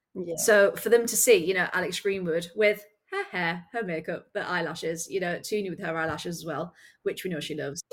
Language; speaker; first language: English; native; English